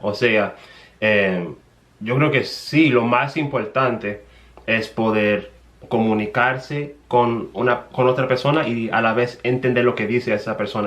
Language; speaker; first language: Spanish; non-native, fluent; English